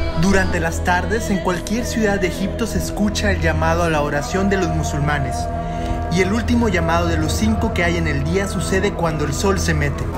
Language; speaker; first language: Spanish; native; Spanish